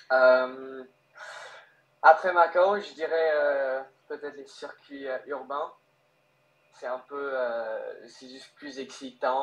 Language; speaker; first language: French; early bilingual, heritage; French